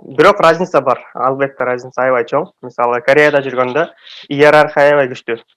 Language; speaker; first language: Kyrgyz; native; Kyrgyz